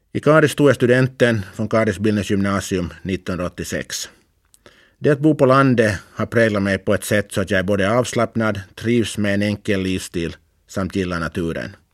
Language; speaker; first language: Swedish; native; Swedish